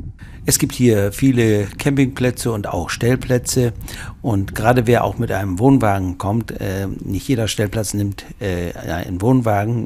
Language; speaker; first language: German; native; German